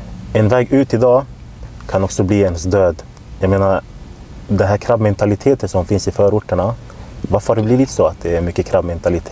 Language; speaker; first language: Swedish; native; Swedish